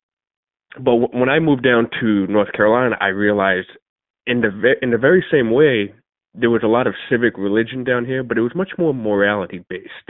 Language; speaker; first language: English; native; English